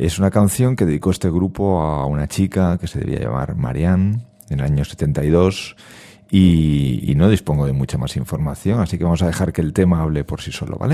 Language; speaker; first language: Spanish; native; Spanish